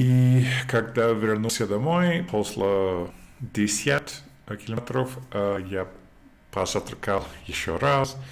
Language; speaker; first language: Russian; non-native, learner; English